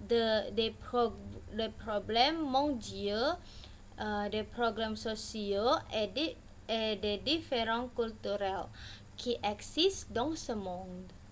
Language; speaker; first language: French; non-native, learner; Indonesian